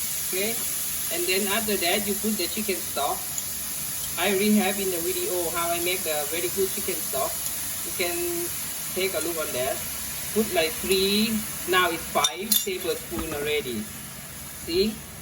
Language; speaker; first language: English; non-native, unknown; Thai